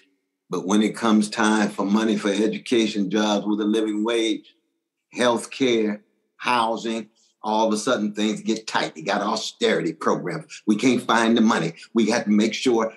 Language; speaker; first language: English; native; English